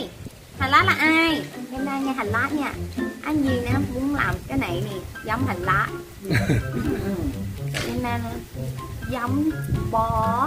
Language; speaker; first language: Vietnamese; non-native, learner; Thai